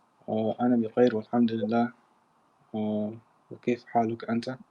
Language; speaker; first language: Arabic; non-native, learner; English